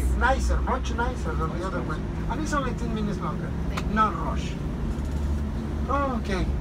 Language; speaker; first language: English; non-native, fluent; Spanish